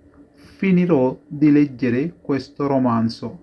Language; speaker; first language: Italian; non-native, fluent; Sinhala